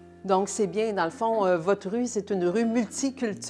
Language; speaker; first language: French; native; French